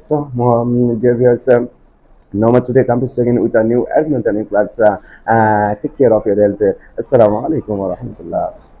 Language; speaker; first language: English; non-native, local second language; Bangla